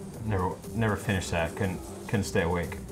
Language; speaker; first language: English; native; English